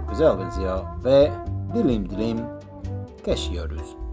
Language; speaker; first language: Turkish; non-native, learner; Spanish